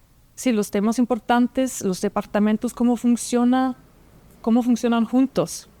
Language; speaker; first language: Spanish; non-native, fluent; German